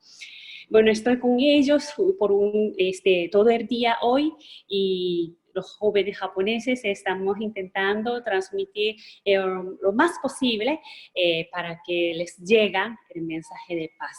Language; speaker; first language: Spanish; non-native, fluent; Japanese